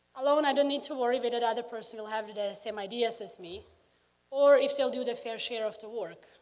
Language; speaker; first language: English; early bilingual, other home language; Bosnian